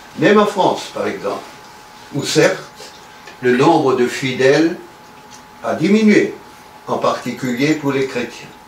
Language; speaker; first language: French; native; French